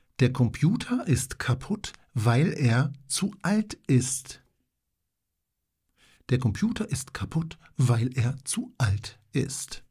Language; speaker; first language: German; non-native, fluent; Polish